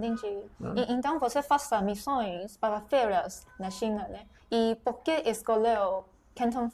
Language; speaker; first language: Portuguese; non-native, fluent; Chinese